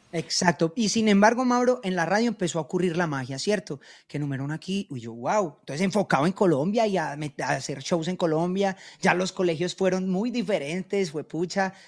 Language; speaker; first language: Spanish; native; Spanish